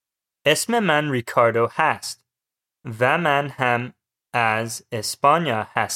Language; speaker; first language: Persian; non-native, learner; English